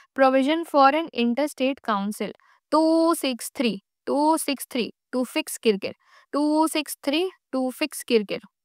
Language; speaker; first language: Hindi; native; Hindi